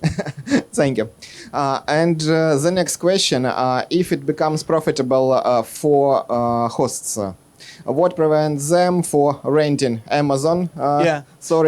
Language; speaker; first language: English; non-native, fluent; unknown